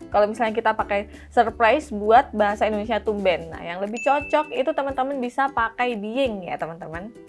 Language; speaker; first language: Indonesian; native; Indonesian